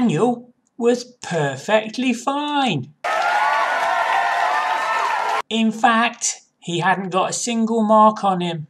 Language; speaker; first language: English; native; English